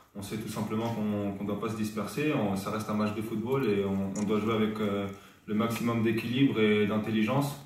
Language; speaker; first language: French; early bilingual, other home language; Arabic